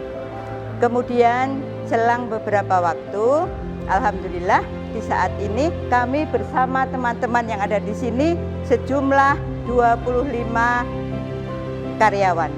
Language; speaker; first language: Indonesian; non-native, local second language; Javanese